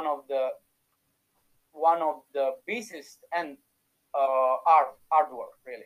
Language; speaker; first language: English; non-native, fluent; Italian